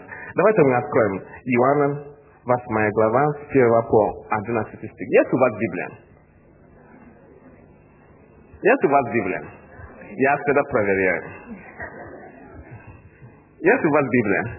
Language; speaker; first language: Russian; non-native, learner; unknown